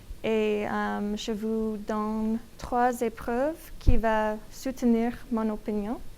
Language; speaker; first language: French; non-native, learner; English